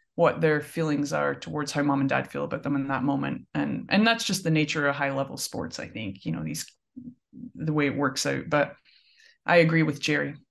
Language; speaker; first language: English; native; English